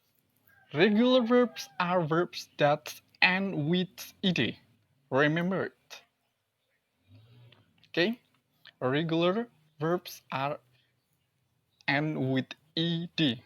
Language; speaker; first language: English; non-native, learner; Indonesian